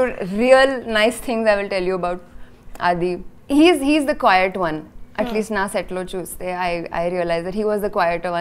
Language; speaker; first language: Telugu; non-native, learner; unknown